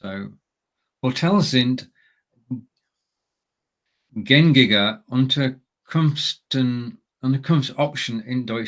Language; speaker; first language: German; non-native, learner; English